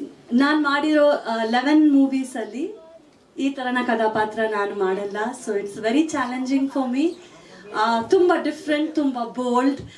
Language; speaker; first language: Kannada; non-native, fluent; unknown